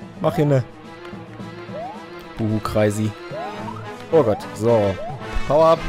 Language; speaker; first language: German; native; German